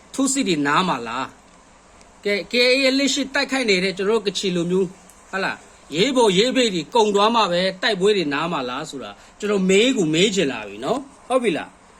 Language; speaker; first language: Burmese; non-native, local second language; Kachin